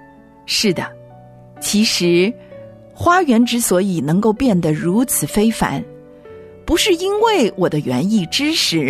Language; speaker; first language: Chinese; native; Chinese